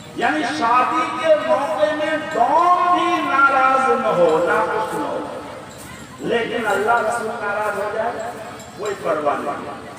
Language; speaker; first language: Urdu; non-native, local second language; Bangla